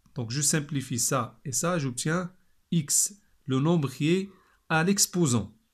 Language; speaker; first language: French; non-native, local second language; Arabic